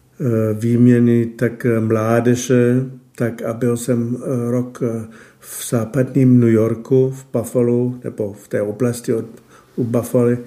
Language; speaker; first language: Czech; non-native, fluent; German